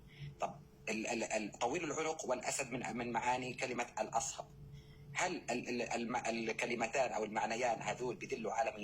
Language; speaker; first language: Arabic; native; Arabic